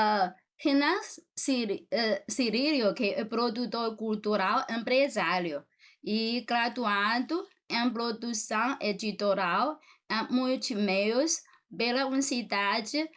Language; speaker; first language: Portuguese; non-native, fluent; Chinese